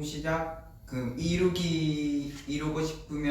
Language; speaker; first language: Korean; non-native, learner; Vietnamese